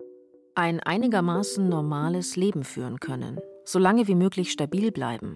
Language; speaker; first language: German; native; German